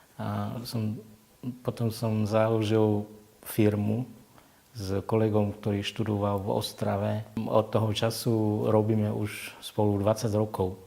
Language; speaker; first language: Slovak; non-native, fluent; Vietnamese